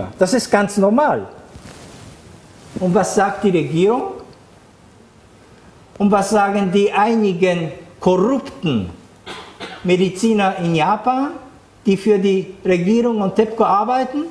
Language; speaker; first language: German; non-native, fluent; Japanese